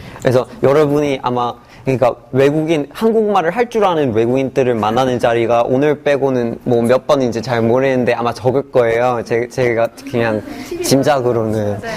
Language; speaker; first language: Korean; non-native, fluent; English